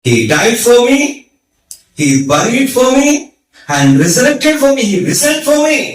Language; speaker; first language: English; non-native, local second language; Telugu